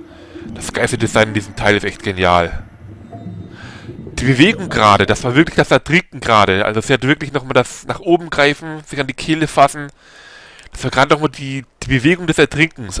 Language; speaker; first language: German; native; German